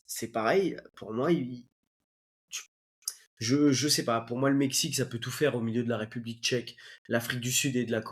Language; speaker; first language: French; native; French